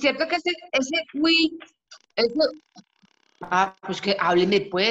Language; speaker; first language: Spanish; native; Spanish